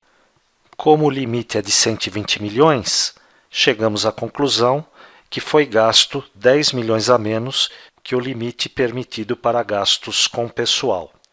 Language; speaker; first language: Portuguese; native; Portuguese